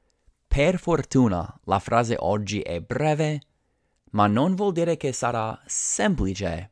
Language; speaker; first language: Italian; non-native, fluent; English